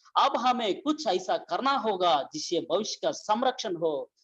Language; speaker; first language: Hindi; non-native, local second language; Telugu